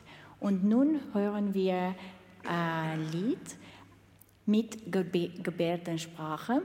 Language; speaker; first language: German; non-native, fluent; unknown